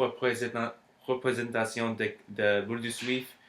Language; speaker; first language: French; non-native, learner; English